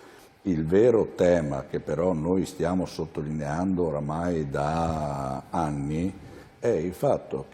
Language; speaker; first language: Italian; native; Italian